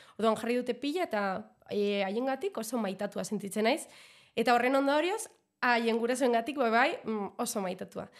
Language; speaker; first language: Basque; non-native, local second language; Spanish